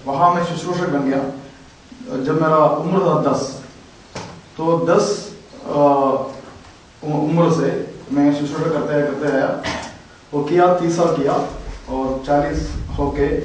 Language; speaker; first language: Hindi; non-native, local second language; Malayalam